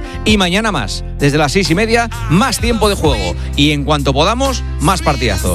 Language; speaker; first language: Spanish; native; Spanish